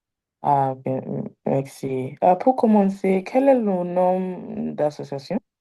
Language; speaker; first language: French; non-native, learner; Igbo